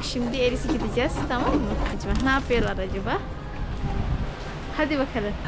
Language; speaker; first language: Turkish; non-native, learner; Indonesian